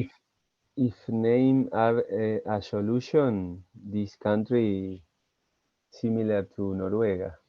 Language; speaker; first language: English; non-native, learner; Spanish